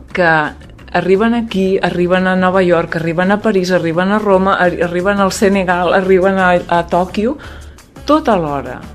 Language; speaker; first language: Catalan; native; Catalan